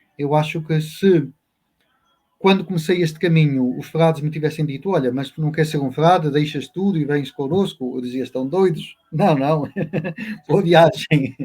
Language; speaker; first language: Portuguese; native; Portuguese